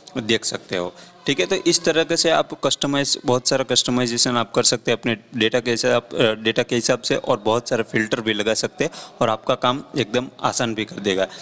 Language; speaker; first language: Hindi; non-native, local second language; Gujarati